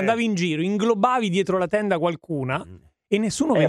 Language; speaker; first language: Italian; native; Italian